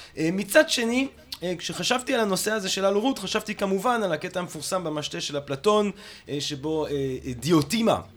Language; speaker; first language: Hebrew; non-native, fluent; English